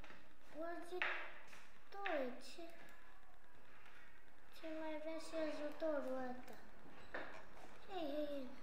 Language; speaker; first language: Romanian; non-native, learner; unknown